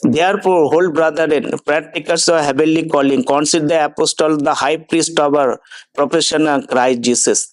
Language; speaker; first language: English; non-native, local second language; Bangla